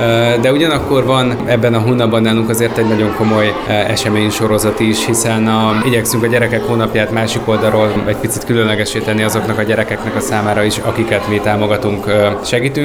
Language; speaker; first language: Hungarian; native; Hungarian